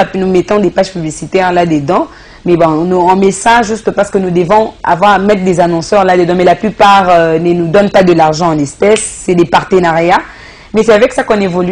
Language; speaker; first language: French; non-native, local second language; Lingala